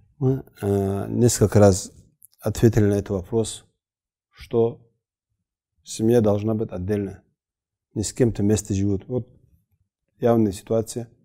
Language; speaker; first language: Russian; non-native, local second language; Avaric